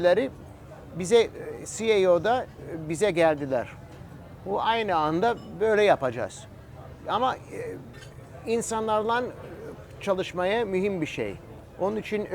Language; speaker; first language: Turkish; early bilingual, heritage; Turkish